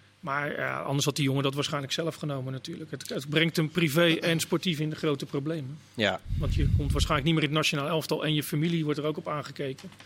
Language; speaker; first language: Dutch; native; Dutch